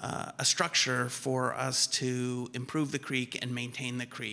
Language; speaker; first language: English; native; English